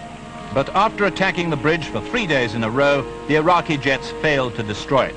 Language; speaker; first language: English; native; English